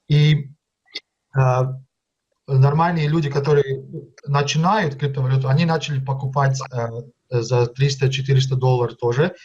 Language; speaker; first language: Russian; early bilingual, heritage; Russian